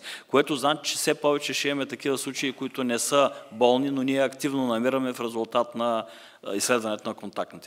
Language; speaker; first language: Bulgarian; native; Bulgarian